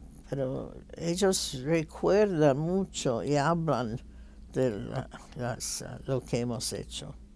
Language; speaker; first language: Spanish; non-native, fluent; English